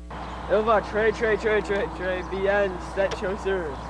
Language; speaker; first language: French; non-native, learner; English